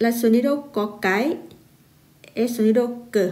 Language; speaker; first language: Spanish; non-native, fluent; Thai